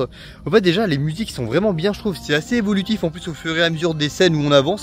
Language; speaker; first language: French; native; French